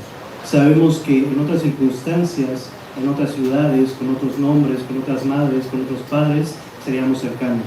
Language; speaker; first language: Spanish; native; Spanish